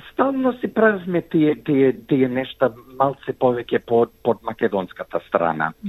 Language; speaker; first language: Macedonian; early bilingual, heritage; Macedonian